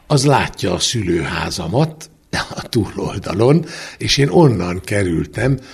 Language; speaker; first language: Hungarian; native; Hungarian